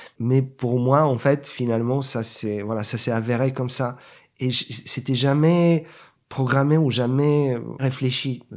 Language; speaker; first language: French; non-native, fluent; Bulgarian